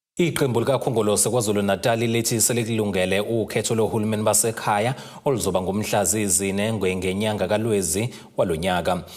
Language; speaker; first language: Zulu; native; Zulu